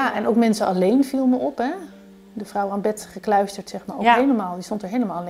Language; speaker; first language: Dutch; native; Dutch